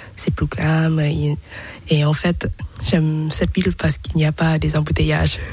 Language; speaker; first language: French; non-native, learner; Thai